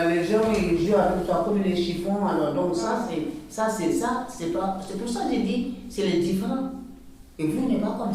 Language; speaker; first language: French; non-native, learner; Bambara